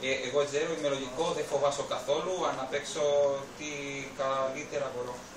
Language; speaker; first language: Greek; non-native, learner; Spanish